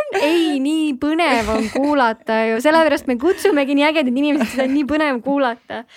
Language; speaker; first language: Estonian; native; Estonian